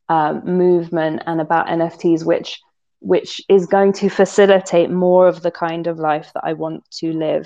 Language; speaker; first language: English; native; English